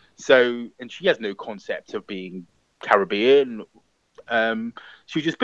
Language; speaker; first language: English; native; English